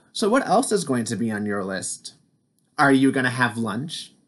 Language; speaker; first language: English; native; English